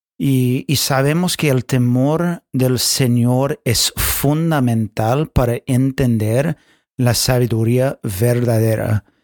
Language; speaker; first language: Spanish; non-native, fluent; English